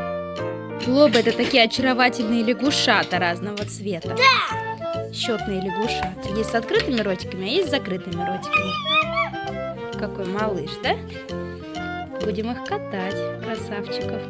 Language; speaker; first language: Russian; native; Russian